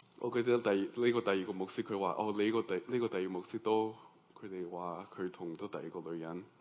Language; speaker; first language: Cantonese; early bilingual, heritage; Cantonese